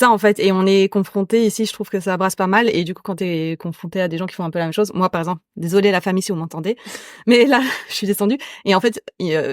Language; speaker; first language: French; native; French